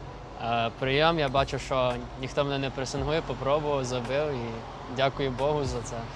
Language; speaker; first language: Ukrainian; early bilingual, other home language; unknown